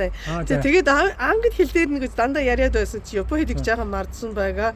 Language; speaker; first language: Mongolian; non-native, fluent; Japanese